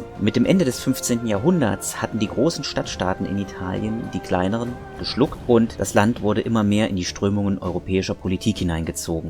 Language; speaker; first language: German; native; German